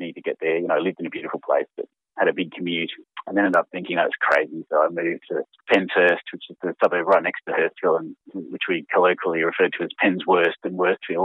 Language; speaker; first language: English; native; English